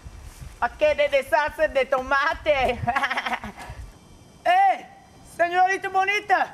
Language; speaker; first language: Spanish; non-native, learner; English